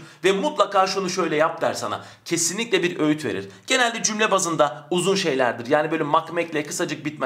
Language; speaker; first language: Turkish; native; Turkish